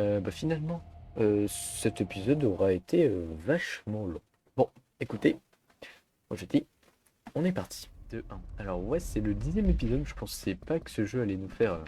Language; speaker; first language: French; native; French